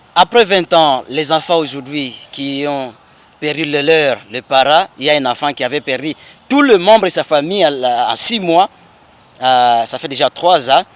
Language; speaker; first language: French; non-native, local second language; Swahili